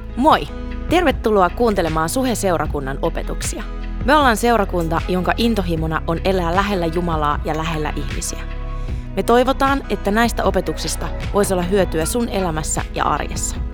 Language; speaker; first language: Finnish; native; Finnish